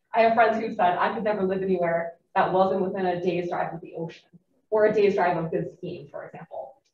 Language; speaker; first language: English; native; English